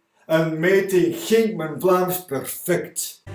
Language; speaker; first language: Dutch; non-native, local second language; French